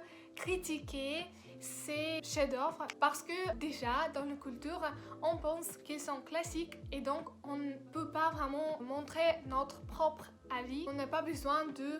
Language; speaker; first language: French; non-native, learner; Russian